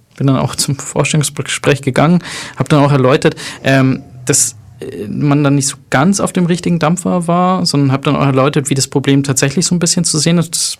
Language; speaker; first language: German; early bilingual, other home language; Arabic